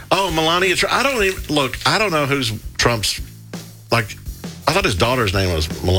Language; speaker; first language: English; native; English